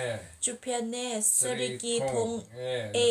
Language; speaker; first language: Korean; non-native, learner; Thai